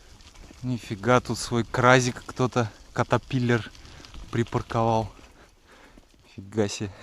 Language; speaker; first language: Russian; native; Russian